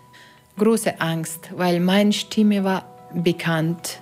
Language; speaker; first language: German; non-native, learner; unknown